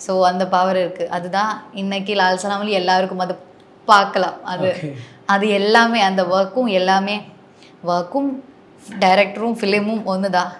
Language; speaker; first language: Tamil; non-native, learner; Malayalam